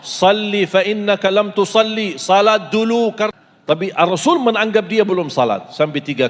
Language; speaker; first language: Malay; non-native, fluent; Arabic